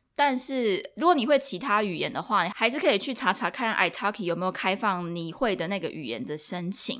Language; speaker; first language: Chinese; native; Chinese